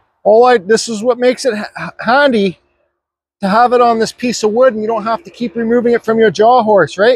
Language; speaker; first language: English; native; English